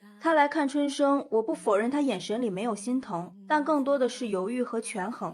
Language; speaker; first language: Chinese; native; Chinese